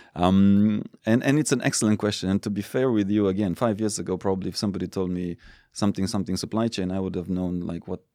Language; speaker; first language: English; non-native, fluent; Romanian